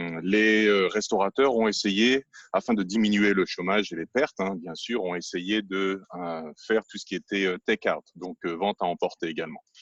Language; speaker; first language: French; native; French